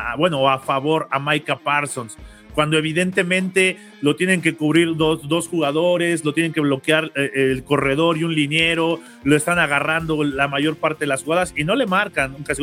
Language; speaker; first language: Spanish; native; Spanish